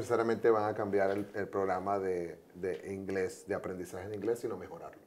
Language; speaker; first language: Spanish; native; Spanish